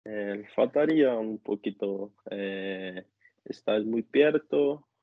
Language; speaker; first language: Spanish; non-native, learner; Portuguese